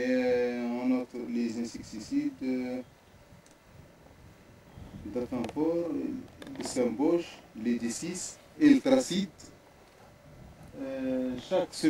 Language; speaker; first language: French; non-native, local second language; Arabic